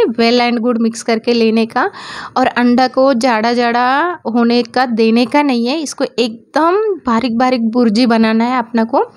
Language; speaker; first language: Hindi; non-native, local second language; Marathi